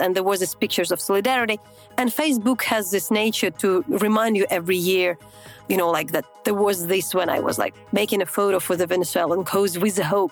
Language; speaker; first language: English; non-native, fluent; Ukrainian